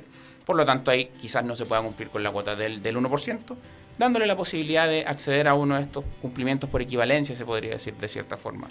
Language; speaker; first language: Spanish; native; Spanish